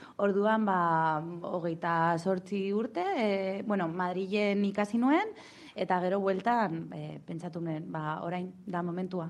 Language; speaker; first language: Basque; non-native, local second language; Spanish